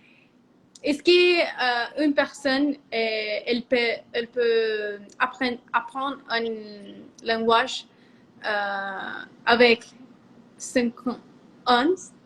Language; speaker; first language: French; non-native, learner; Spanish